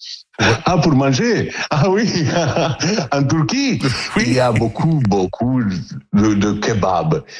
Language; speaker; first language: French; non-native, learner; Italian